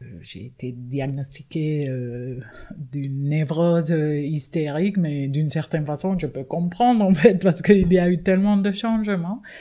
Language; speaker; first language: French; non-native, fluent; Spanish